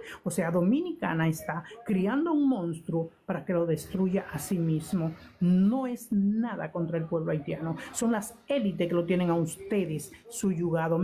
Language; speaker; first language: Spanish; native; Spanish